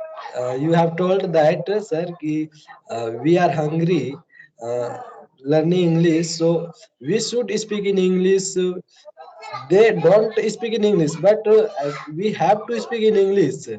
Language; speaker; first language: English; non-native, learner; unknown